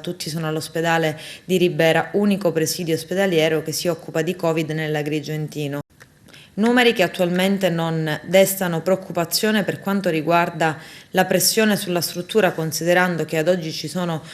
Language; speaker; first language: Italian; native; Italian